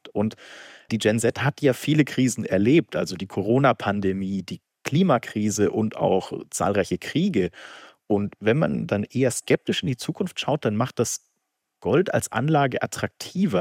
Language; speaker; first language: German; native; German